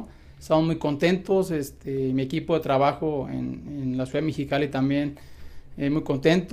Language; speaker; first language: Spanish; native; Spanish